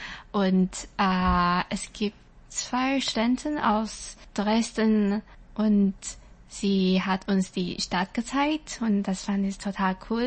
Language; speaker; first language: German; non-native, learner; Chinese